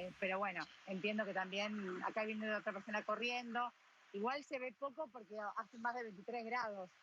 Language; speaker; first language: Spanish; native; Spanish